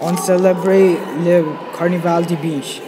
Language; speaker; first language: French; non-native, learner; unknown